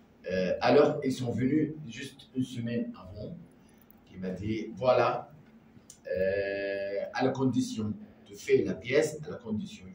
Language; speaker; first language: French; non-native, learner; Arabic